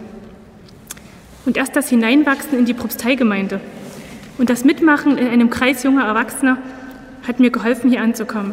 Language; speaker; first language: German; native; German